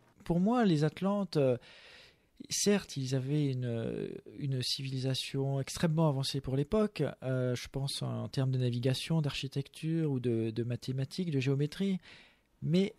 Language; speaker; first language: French; native; French